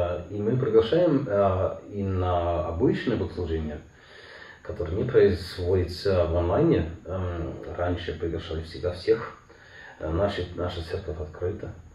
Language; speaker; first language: Russian; non-native, fluent; German